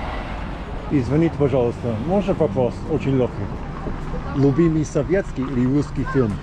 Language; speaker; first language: Russian; non-native, learner; English